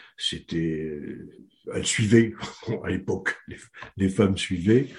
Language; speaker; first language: French; native; French